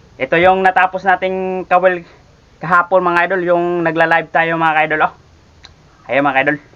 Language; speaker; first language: Filipino; non-native, local second language; Cebuano